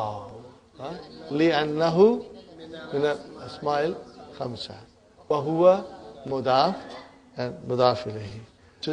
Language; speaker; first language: Arabic; non-native, fluent; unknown